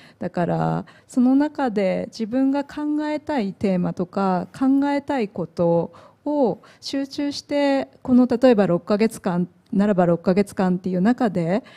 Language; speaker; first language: Japanese; native; Japanese